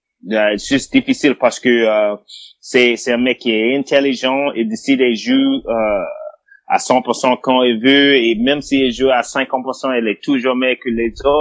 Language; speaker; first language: French; non-native, fluent; English